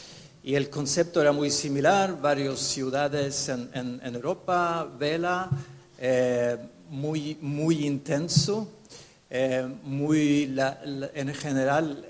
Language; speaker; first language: Spanish; non-native, fluent; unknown